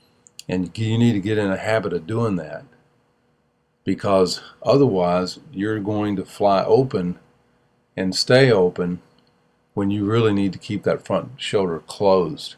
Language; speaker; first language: English; native; English